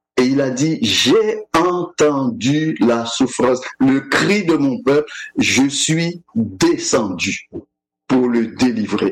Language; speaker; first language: French; non-native, local second language; Haitian Creole